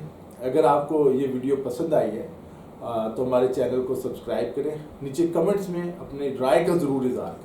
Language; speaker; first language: Urdu; native; Urdu